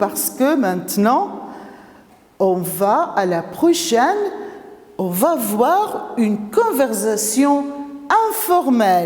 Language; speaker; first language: French; non-native, fluent; Maltese